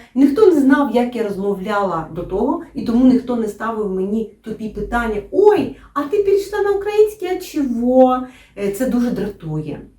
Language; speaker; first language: Ukrainian; non-native, local second language; Russian